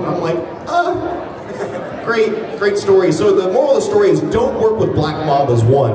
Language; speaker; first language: English; native; English